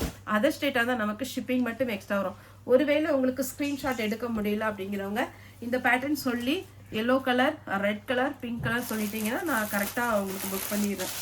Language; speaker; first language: Tamil; native; Tamil